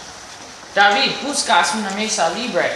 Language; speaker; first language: Spanish; non-native, learner; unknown